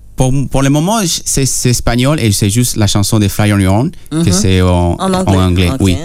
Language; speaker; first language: French; non-native, fluent; Spanish